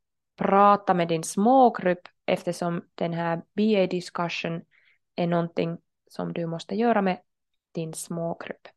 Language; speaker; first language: Swedish; non-native, local second language; Finnish